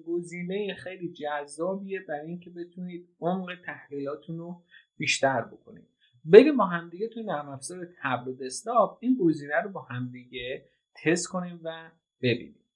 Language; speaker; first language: Persian; native; Persian